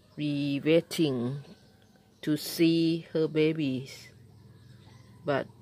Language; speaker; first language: English; non-native, learner; Thai